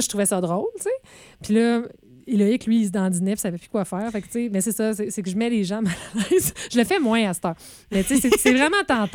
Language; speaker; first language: French; native; French